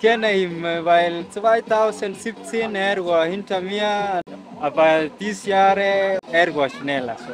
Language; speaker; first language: German; non-native, learner; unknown